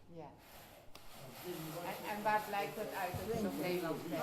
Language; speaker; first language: Dutch; native; Dutch